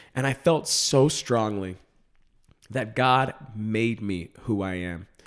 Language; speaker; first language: English; native; English